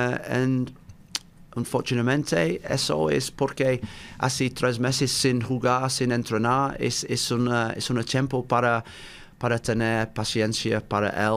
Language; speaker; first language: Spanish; non-native, learner; English